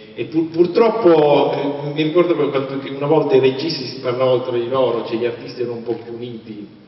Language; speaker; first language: Italian; native; Italian